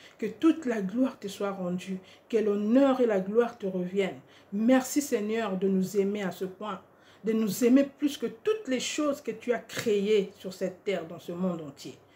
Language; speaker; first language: French; non-native, local second language; Lingala